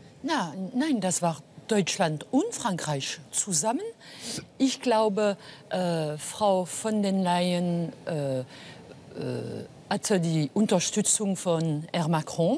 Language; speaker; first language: German; non-native, fluent; French